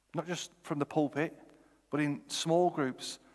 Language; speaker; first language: English; native; English